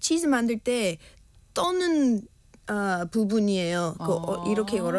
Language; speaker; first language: Korean; non-native, learner; English